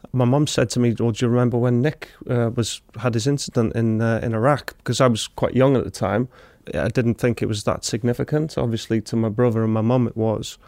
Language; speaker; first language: English; native; English